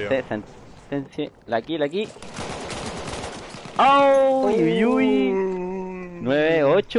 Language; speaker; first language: Spanish; native; Spanish